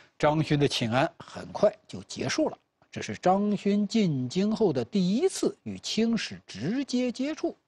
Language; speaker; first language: Chinese; native; Chinese